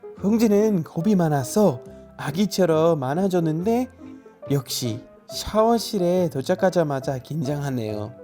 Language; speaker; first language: Korean; non-native, fluent; English